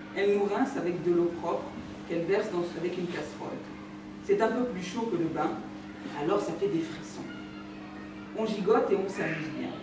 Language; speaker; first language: French; early bilingual, other home language; Ladino